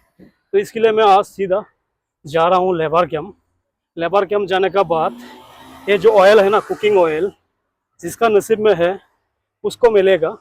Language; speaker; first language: Hindi; non-native, local second language; Rangpuri